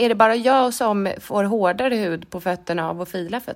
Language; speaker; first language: Swedish; native; Swedish